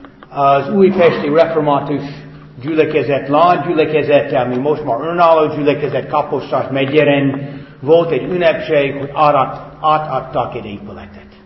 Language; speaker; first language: Hungarian; non-native, fluent; English